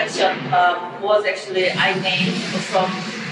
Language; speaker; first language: English; non-native, fluent; Korean